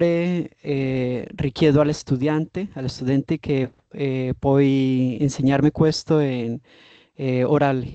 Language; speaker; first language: Italian; non-native, learner; Spanish